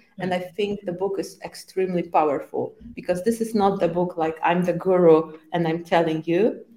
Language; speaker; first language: English; non-native, fluent; Polish